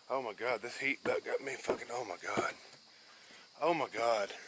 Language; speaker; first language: English; native; English